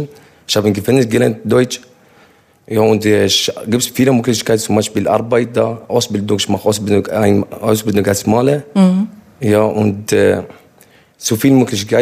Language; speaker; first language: German; non-native, learner; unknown